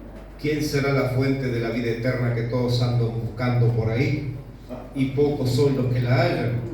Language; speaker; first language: Spanish; native; Spanish